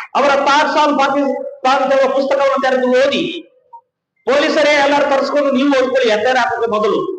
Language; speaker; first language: Kannada; non-native, local second language; Kodava